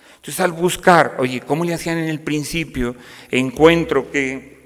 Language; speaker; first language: Spanish; native; Spanish